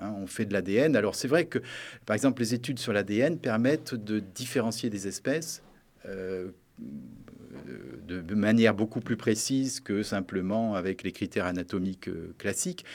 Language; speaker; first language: French; native; French